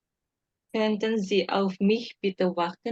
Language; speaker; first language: German; non-native, learner; Indonesian